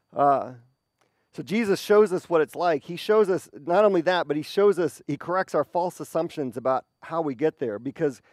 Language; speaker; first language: English; native; English